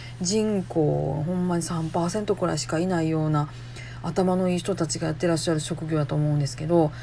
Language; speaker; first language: Japanese; native; Japanese